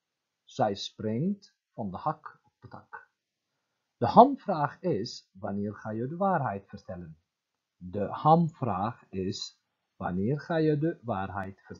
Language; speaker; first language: Dutch; non-native, fluent; Turkish